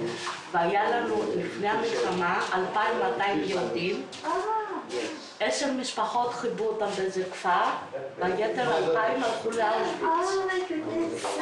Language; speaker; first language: Hebrew; non-native, fluent; Greek